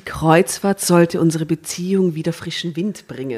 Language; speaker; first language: German; native; German